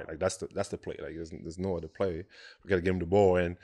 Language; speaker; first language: English; non-native, local second language; French